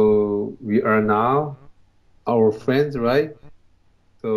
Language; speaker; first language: English; non-native, learner; Korean